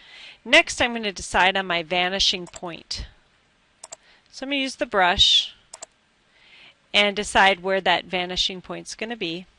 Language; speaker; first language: English; native; English